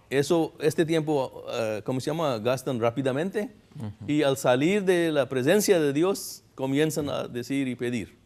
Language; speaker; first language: Spanish; non-native, fluent; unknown